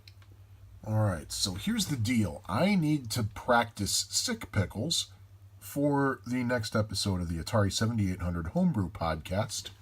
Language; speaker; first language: English; native; English